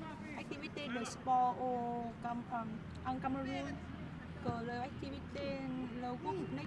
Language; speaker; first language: French; non-native, learner; Vietnamese